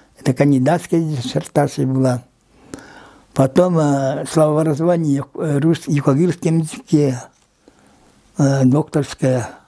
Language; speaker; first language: Russian; non-native, local second language; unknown